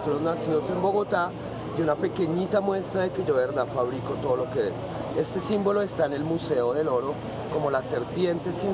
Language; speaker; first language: Spanish; native; Spanish